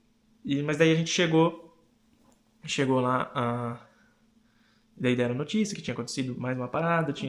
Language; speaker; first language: Portuguese; native; Portuguese